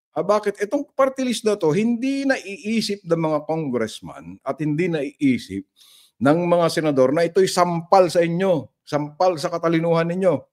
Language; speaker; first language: Filipino; non-native, local second language; Iloko